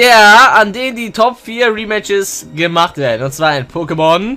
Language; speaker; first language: German; native; German